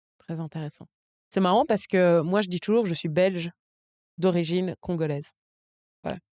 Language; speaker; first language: French; native; French